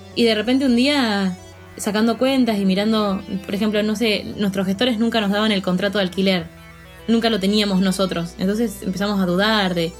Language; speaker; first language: Spanish; native; Spanish